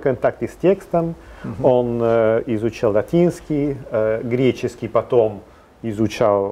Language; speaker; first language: Russian; non-native, fluent; Italian